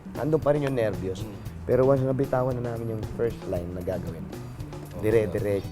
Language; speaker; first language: Filipino; native; Filipino